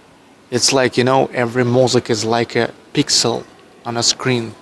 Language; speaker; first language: English; non-native, fluent; Russian